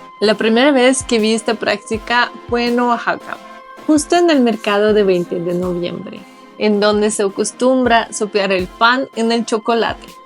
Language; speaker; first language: Spanish; non-native, fluent; Russian